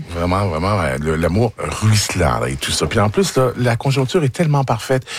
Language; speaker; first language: French; native; French